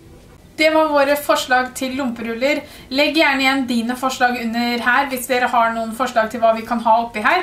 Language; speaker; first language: Norwegian; native; Norwegian